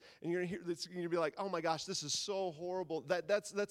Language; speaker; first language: English; native; English